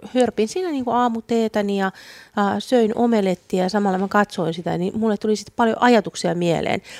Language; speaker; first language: Finnish; native; Finnish